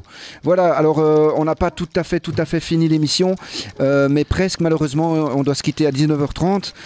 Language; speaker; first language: French; native; French